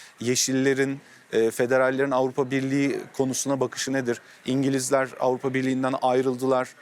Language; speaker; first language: Turkish; native; Turkish